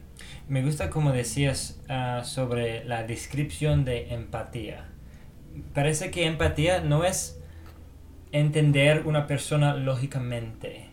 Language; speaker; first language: Spanish; non-native, fluent; English